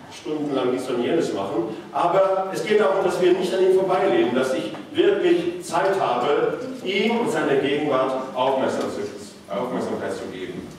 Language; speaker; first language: German; non-native, fluent; Norwegian